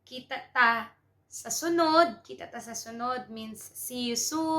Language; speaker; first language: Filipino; non-native, local second language; Cebuano